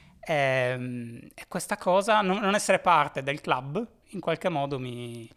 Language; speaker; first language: Italian; native; Italian